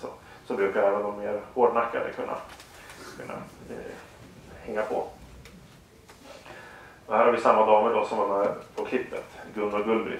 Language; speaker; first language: Swedish; native; Swedish